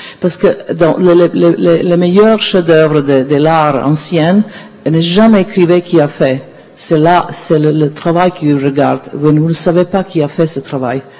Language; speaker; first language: French; non-native, learner; Serbian